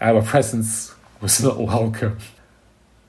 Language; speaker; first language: English; native; English